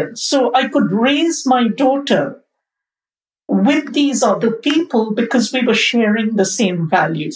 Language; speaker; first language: English; non-native, local second language; Bangla